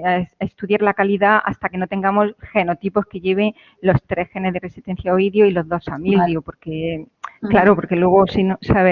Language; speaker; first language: Spanish; native; Spanish